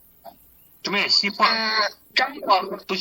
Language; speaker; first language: Chinese; non-native, learner; Kyrgyz